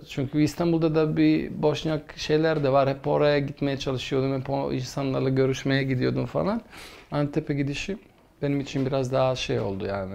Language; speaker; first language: Turkish; non-native, fluent; Bosnian